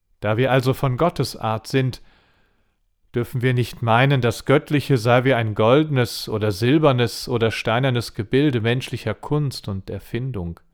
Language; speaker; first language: German; native; German